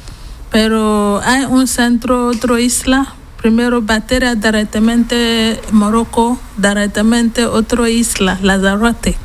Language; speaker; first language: Spanish; non-native, learner; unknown